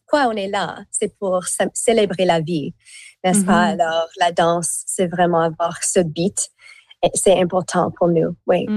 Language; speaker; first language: French; non-native, local second language; English